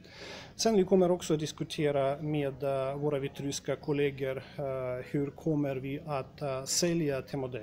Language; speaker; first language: Swedish; non-native, fluent; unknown